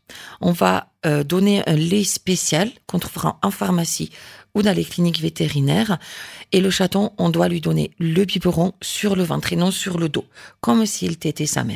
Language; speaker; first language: French; native; French